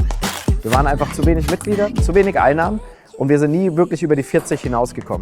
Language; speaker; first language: German; native; German